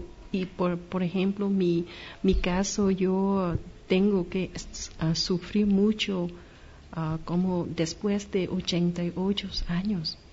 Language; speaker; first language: Spanish; non-native, learner; Vietnamese